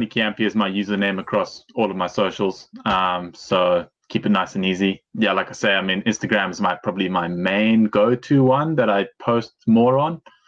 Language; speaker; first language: English; native; English